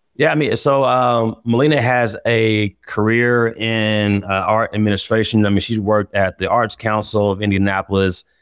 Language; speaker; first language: English; native; English